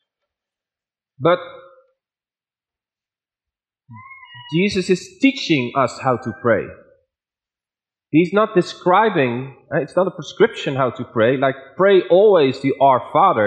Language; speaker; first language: English; non-native, fluent; Dutch